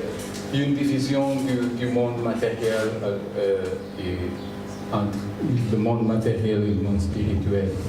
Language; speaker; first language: French; non-native, fluent; Portuguese